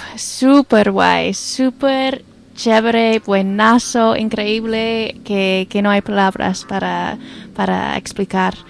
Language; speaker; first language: Spanish; non-native, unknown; English